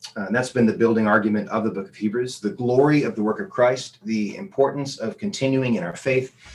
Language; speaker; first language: English; native; English